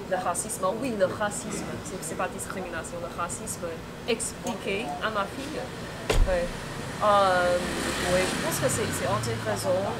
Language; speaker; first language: French; non-native, fluent; Chinese